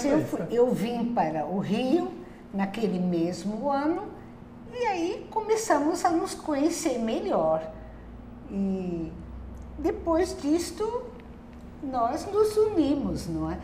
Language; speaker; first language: Portuguese; non-native, local second language; German